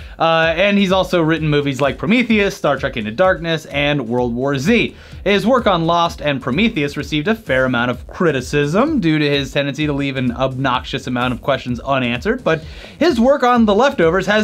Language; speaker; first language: English; native; English